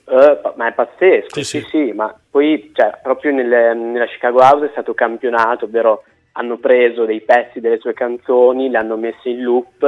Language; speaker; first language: Italian; native; Italian